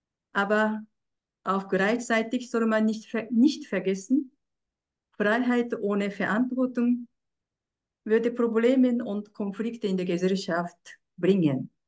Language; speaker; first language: German; non-native, fluent; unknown